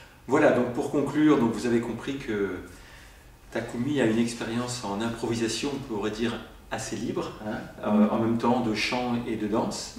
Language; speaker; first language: French; native; French